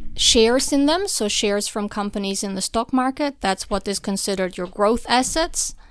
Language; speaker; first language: English; non-native, fluent; Albanian